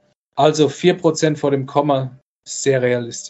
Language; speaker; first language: German; native; German